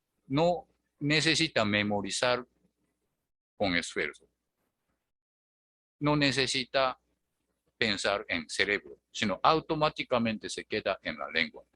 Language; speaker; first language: Spanish; non-native, fluent; Japanese